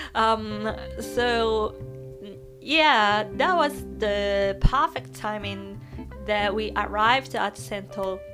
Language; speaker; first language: English; non-native, fluent; Japanese